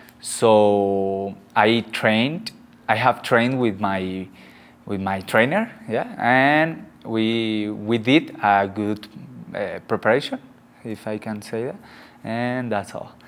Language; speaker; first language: English; non-native, learner; Spanish